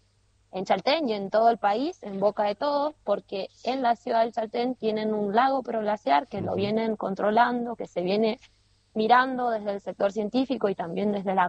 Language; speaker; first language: Spanish; native; Spanish